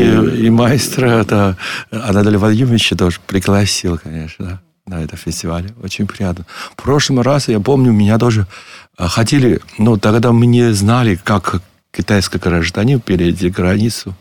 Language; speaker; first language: Russian; non-native, learner; Chinese